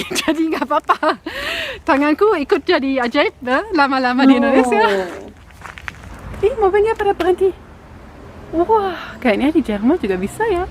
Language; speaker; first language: Indonesian; non-native, fluent; German